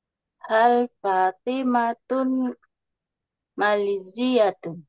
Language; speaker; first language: Arabic; non-native, learner; Indonesian